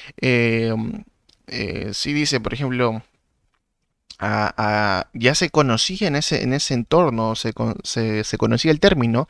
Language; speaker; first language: Spanish; native; Spanish